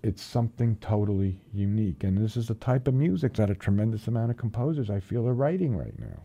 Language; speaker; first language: English; native; English